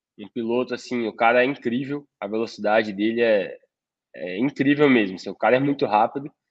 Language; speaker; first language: Portuguese; native; Portuguese